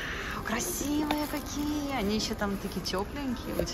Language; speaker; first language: Russian; native; Russian